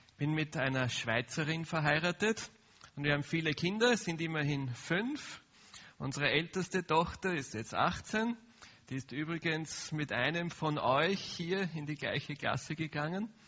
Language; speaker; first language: German; native; German